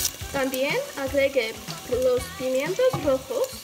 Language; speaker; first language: Spanish; non-native, learner; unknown